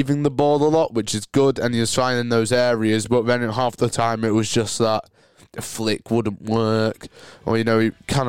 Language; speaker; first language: English; native; English